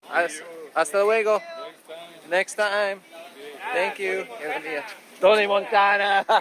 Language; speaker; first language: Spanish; non-native, learner; English